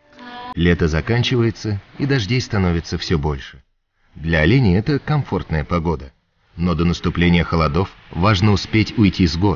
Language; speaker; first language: Russian; native; Russian